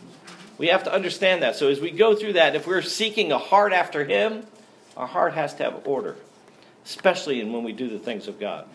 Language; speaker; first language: English; native; English